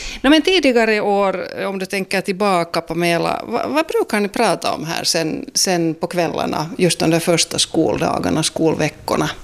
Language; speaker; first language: Swedish; native; Swedish